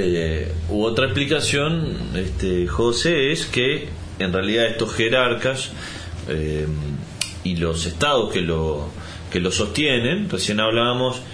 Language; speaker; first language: Spanish; native; Spanish